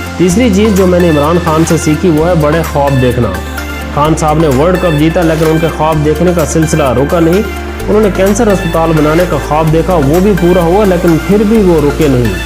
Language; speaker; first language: Urdu; native; Urdu